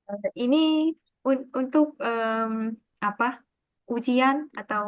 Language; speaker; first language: Indonesian; non-native, learner; Vietnamese